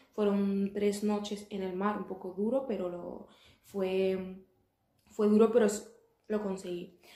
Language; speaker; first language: Spanish; early bilingual, other home language; Arabic